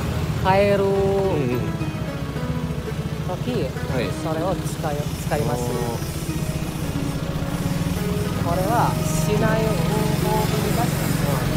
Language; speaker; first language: Japanese; non-native, learner; Indonesian